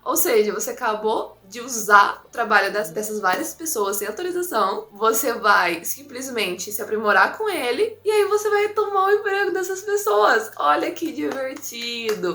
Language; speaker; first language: Portuguese; native; Portuguese